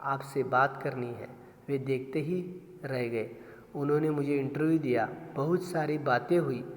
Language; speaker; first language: Hindi; non-native, local second language; Marathi